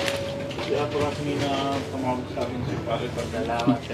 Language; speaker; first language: Filipino; non-native, learner; Punjabi